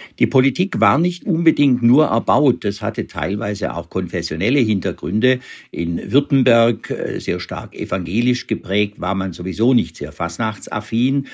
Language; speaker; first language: German; native; German